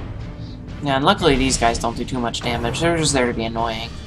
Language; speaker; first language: English; native; English